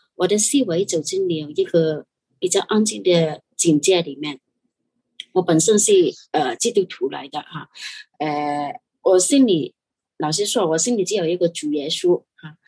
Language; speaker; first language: Chinese; non-native, fluent; Cantonese